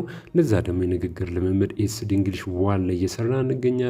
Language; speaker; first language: Amharic; native; Amharic